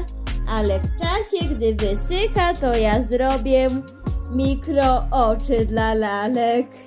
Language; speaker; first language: Polish; early bilingual, heritage; Polish